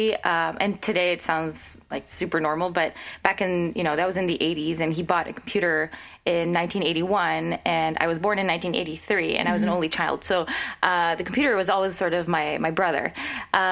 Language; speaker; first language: English; non-native, local second language; French